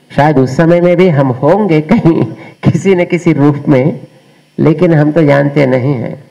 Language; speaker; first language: Hindi; non-native, local second language; Telugu